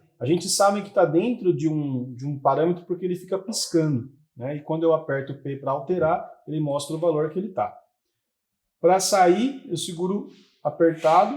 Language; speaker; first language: Portuguese; native; Portuguese